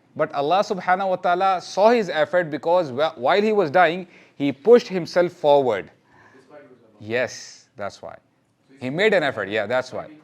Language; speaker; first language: English; non-native, local second language; Urdu